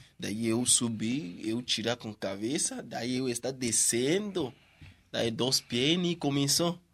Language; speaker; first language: Portuguese; non-native, learner; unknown